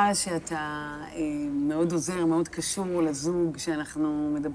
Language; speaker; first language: Hebrew; native; Hebrew